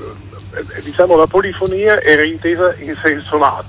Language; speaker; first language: Italian; native; Italian